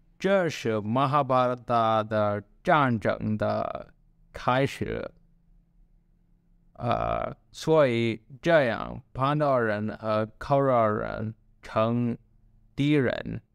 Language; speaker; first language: Chinese; non-native, learner; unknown